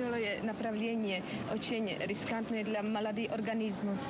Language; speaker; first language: Russian; non-native, learner; Czech